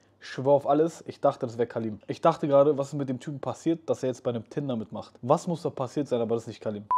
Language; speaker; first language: German; native; German